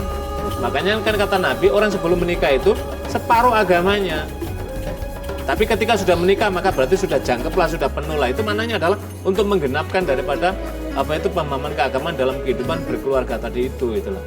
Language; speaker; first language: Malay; non-native, local second language; Javanese